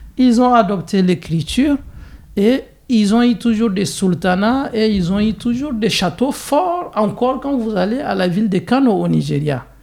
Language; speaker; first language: French; non-native, local second language; Hausa